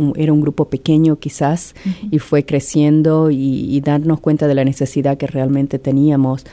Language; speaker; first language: Spanish; native; Spanish